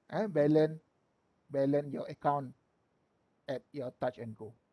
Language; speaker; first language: English; non-native, local second language; Malay